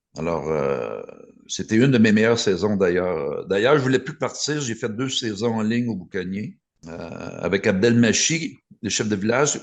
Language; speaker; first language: French; native; French